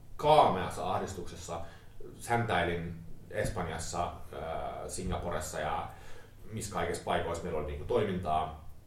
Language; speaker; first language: Finnish; early bilingual, heritage; Finnish